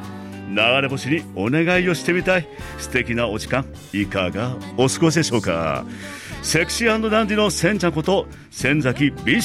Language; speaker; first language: Japanese; native; Japanese